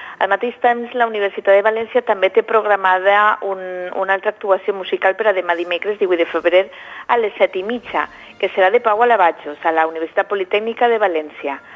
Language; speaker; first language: Catalan; native; Catalan